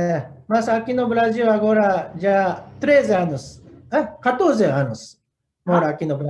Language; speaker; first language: Portuguese; non-native, learner; Japanese